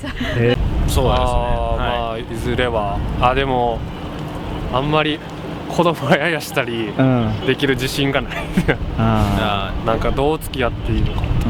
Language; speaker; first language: Japanese; native; Japanese